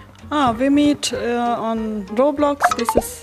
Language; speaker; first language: English; non-native, learner; German